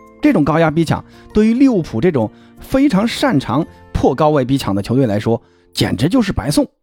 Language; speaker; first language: Chinese; native; Chinese